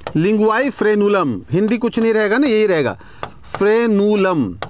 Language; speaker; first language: Hindi; native; Hindi